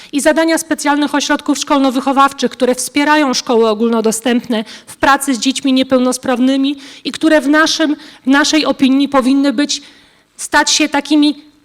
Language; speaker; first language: Polish; native; Polish